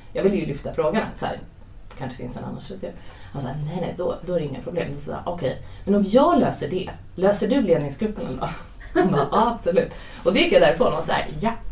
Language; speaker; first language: Swedish; native; Swedish